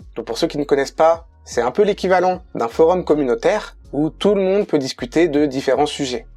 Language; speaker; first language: French; native; French